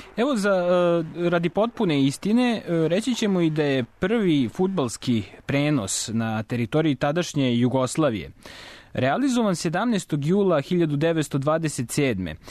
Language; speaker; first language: Serbian; native; Serbian